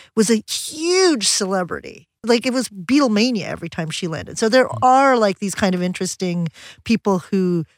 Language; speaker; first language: English; early bilingual, other home language; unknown